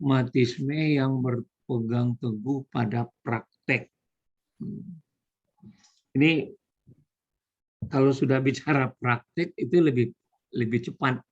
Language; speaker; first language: Indonesian; native; Indonesian